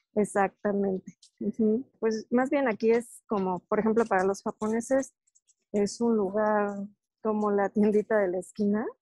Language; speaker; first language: Spanish; native; Spanish